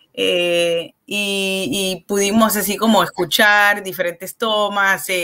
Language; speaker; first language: Spanish; early bilingual, heritage; Spanish